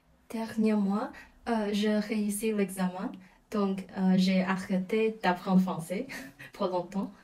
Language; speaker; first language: French; non-native, fluent; Chinese